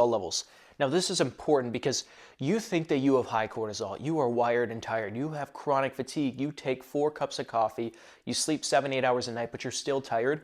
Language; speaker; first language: English; native; English